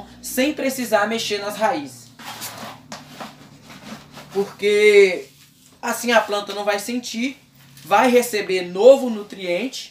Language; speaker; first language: Portuguese; native; Portuguese